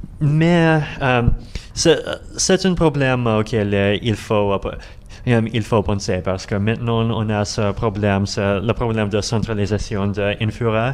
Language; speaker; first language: French; non-native, learner; Russian